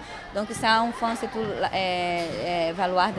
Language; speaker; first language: French; non-native, fluent; Portuguese